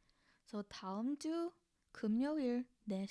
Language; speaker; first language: Korean; non-native, learner; English